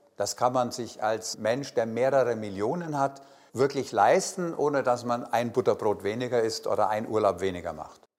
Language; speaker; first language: German; native; German